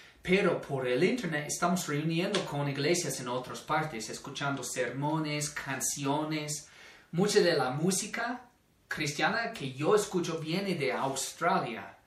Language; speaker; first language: Spanish; non-native, fluent; English